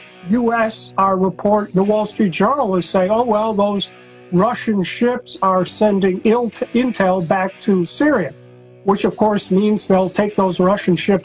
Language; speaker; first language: English; native; English